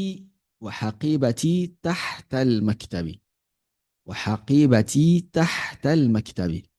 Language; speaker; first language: Arabic; non-native, fluent; Yoruba